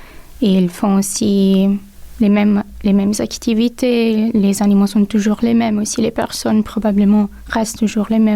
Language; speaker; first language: French; non-native, local second language; Italian